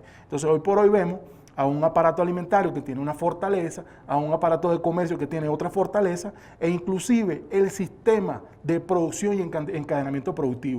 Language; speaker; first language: Spanish; native; Spanish